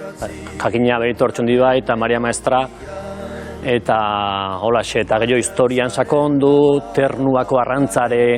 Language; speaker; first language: Basque; native; Basque